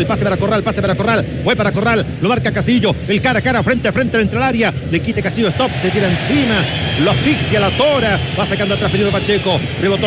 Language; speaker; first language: Spanish; native; Spanish